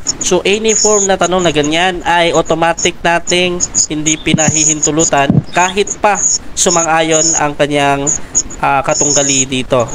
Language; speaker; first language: Filipino; non-native, local second language; Hiligaynon